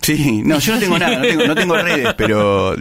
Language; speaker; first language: Spanish; native; Spanish